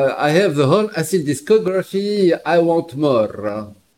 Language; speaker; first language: English; non-native, learner; Arabic